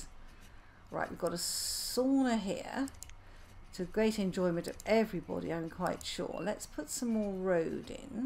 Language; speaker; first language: English; native; English